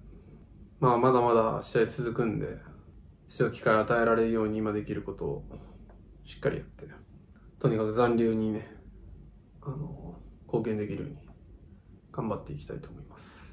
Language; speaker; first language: Japanese; native; Japanese